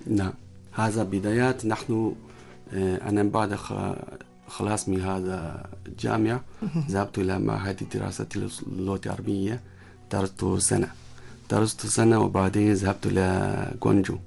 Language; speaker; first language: Arabic; non-native, learner; Chinese